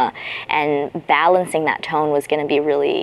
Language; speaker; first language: English; native; English